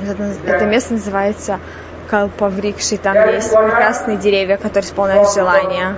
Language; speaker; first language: Russian; non-native, fluent; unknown